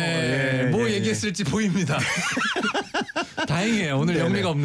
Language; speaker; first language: Korean; native; Korean